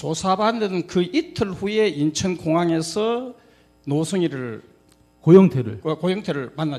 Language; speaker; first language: Korean; native; Korean